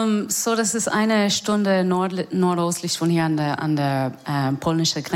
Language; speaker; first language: German; non-native, learner; English